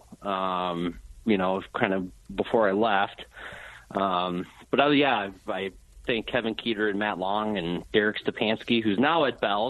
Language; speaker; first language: English; native; English